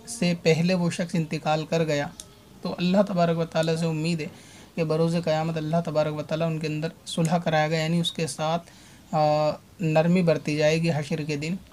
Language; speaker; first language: Urdu; native; Urdu